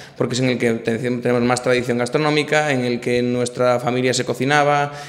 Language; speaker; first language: Spanish; native; Spanish